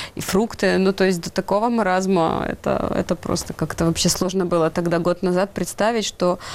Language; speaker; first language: Russian; non-native, local second language; Ukrainian